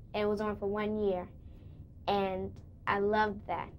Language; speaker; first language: English; native; English